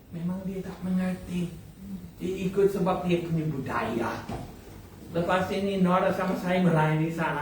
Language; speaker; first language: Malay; non-native, fluent; English